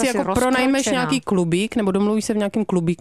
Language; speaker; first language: Czech; native; Czech